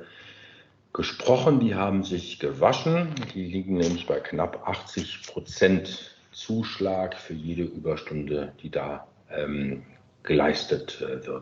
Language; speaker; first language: German; native; German